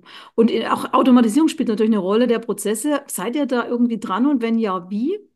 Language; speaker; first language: German; native; German